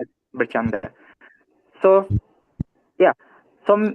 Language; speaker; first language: English; non-native, fluent; Indonesian